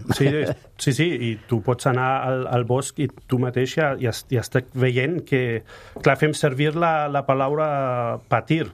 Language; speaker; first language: Catalan; non-native, fluent; German